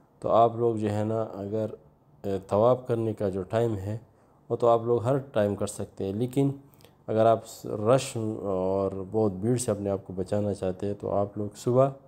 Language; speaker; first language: Urdu; non-native, local second language; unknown